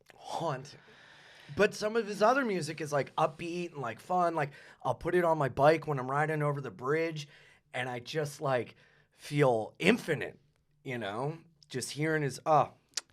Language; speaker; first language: English; native; English